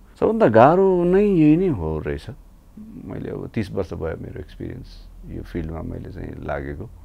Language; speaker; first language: Nepali; native; Nepali